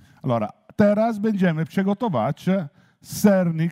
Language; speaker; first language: Polish; non-native, learner; Italian